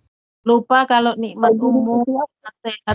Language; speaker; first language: Indonesian; non-native, local second language; Javanese